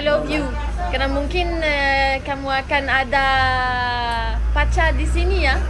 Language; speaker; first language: Indonesian; non-native, learner; French